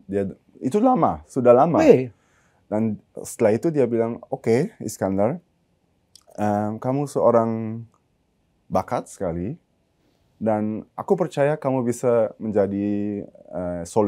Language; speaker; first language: Indonesian; early bilingual, heritage; German